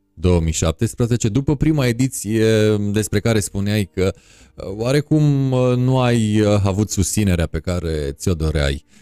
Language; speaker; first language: Romanian; native; Romanian